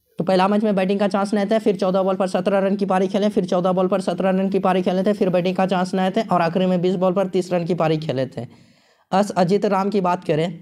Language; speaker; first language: Hindi; native; Hindi